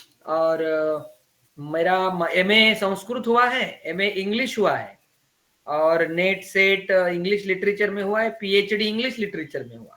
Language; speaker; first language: Hindi; native; Hindi